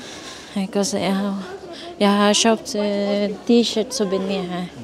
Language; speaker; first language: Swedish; non-native, learner; Filipino